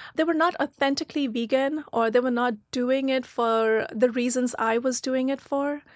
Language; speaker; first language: English; non-native, local second language; Hindi